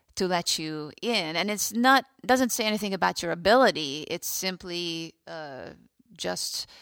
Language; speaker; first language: English; non-native, fluent; Hungarian